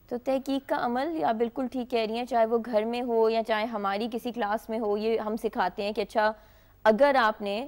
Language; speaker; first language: Hindi; native; Hindi